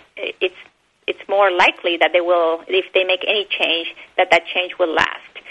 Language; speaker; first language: English; non-native, fluent; Spanish